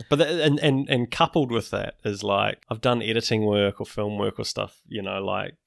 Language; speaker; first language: English; native; English